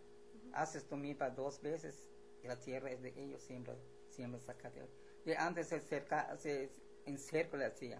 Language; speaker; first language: Spanish; non-native, local second language; Yucateco